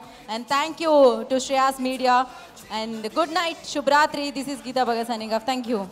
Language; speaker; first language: Telugu; native; Telugu